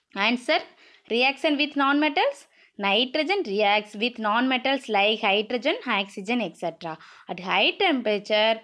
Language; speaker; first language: English; non-native, local second language; Tamil